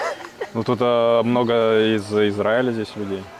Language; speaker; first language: Russian; native; Russian